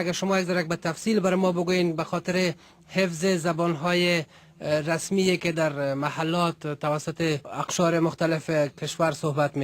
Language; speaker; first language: Persian; native; Persian